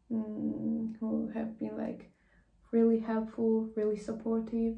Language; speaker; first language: English; non-native, fluent; Georgian